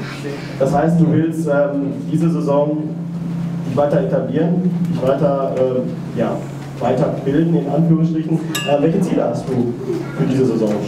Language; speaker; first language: German; native; German